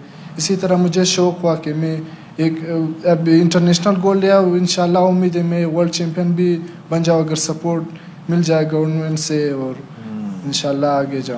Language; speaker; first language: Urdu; non-native, local second language; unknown